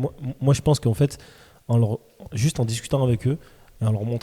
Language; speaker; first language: French; native; French